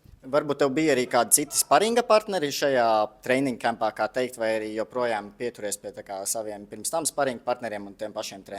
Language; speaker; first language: Latvian; native; Latvian